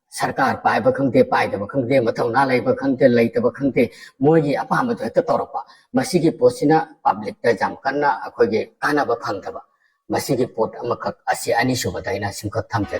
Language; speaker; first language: Manipuri; native; Manipuri